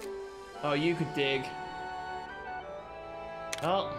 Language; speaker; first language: English; native; English